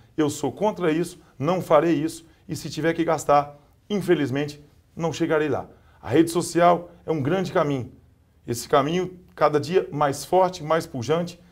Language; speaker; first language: Portuguese; native; Portuguese